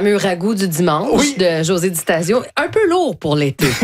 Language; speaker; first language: French; native; French